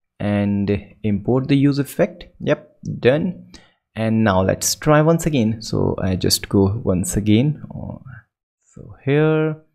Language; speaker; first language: English; non-native, local second language; Hindi